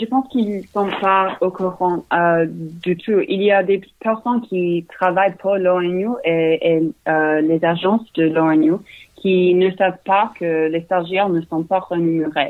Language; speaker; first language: French; non-native, learner; English